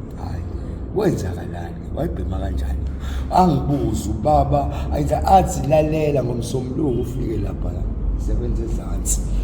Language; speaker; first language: Zulu; native; Zulu